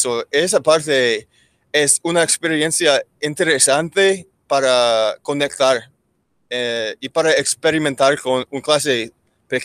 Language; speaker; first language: Spanish; non-native, learner; English